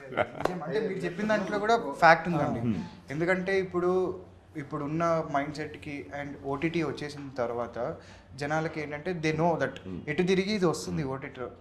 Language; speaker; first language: Telugu; native; Telugu